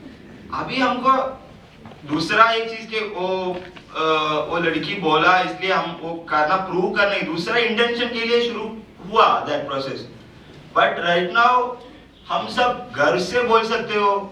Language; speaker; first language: Hindi; non-native, local second language; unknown